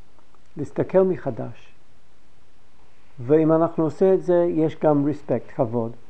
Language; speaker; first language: Hebrew; non-native, fluent; English